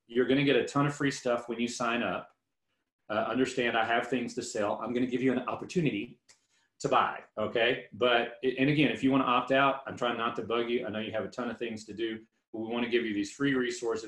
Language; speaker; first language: English; native; English